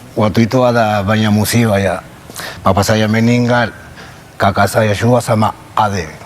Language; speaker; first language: Indonesian; non-native, fluent; Spanish